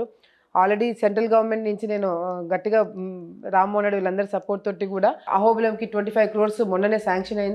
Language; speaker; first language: Telugu; native; Telugu